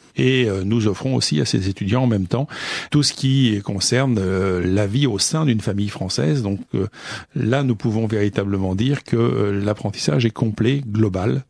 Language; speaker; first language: French; native; French